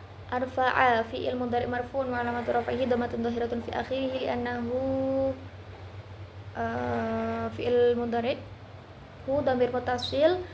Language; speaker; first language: Arabic; non-native, learner; Indonesian